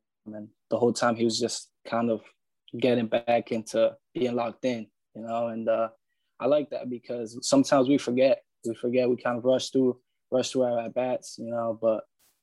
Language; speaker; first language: English; early bilingual, other home language; Spanish